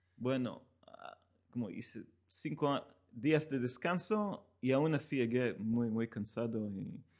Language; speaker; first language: Spanish; non-native, fluent; Hebrew